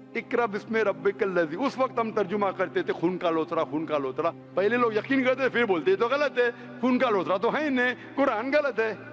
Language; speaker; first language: Hindi; non-native, local second language; Konkani